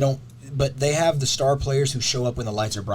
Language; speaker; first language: English; native; English